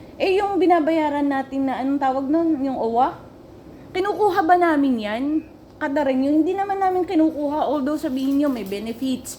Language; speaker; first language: Filipino; native; Filipino